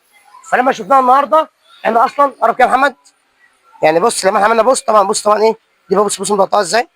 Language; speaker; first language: Arabic; native; Arabic